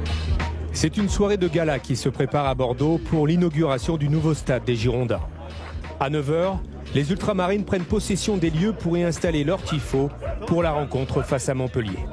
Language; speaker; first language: French; native; French